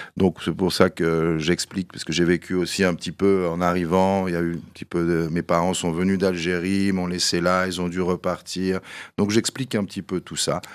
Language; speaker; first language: French; early bilingual, other home language; Kabyle